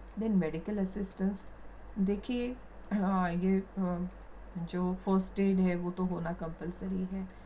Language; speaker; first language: Hindi; non-native, local second language; Marathi